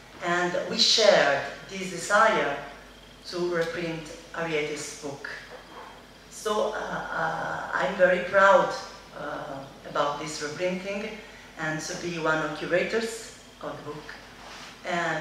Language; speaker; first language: English; non-native, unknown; Italian